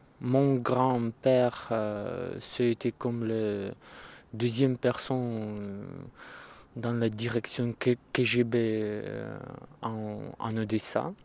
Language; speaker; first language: French; non-native, learner; Russian